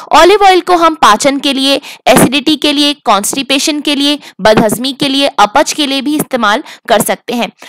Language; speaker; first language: Hindi; native; Hindi